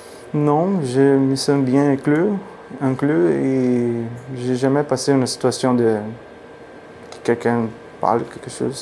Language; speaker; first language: French; non-native, learner; Portuguese